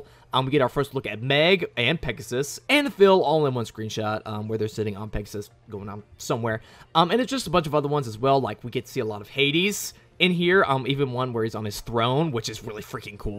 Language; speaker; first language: English; native; English